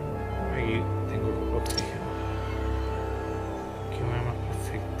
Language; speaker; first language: Spanish; native; Spanish